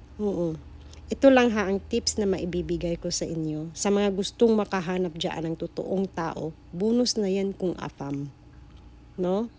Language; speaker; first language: Filipino; non-native, local second language; Cebuano